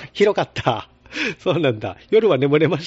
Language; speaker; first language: Japanese; native; Japanese